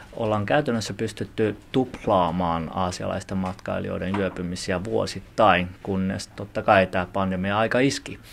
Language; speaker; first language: Finnish; early bilingual, other home language; Chinese